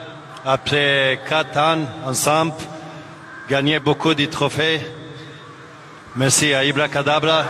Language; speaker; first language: French; non-native, learner; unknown